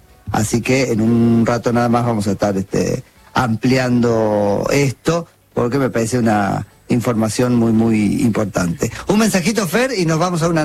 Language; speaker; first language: Spanish; native; Spanish